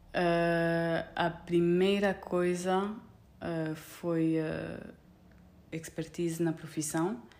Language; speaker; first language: Portuguese; non-native, fluent; French